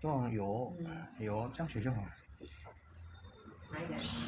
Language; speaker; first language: Chinese; native; Chinese